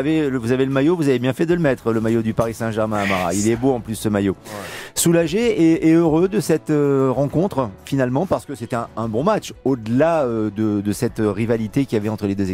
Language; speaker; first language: French; native; French